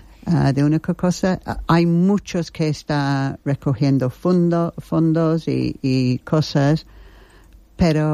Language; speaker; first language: Spanish; non-native, fluent; English